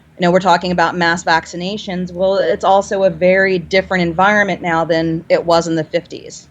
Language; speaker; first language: English; native; English